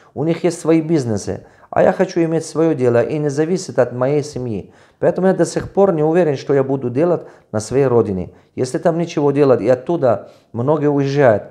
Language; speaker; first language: Russian; non-native, local second language; Tajik